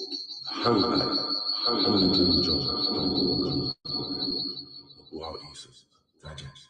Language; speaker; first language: Chinese; non-native, learner; English